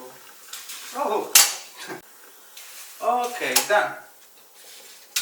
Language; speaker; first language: English; non-native, fluent; Italian